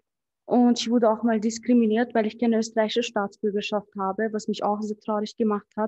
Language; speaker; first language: German; early bilingual, other home language; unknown